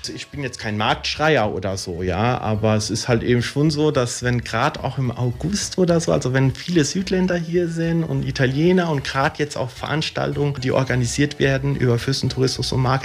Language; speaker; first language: German; early bilingual, other home language; Italian